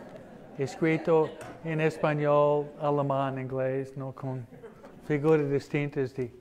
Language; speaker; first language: Spanish; non-native, fluent; English